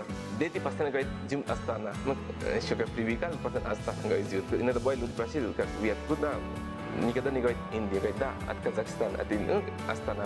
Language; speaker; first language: Russian; non-native, learner; Tamil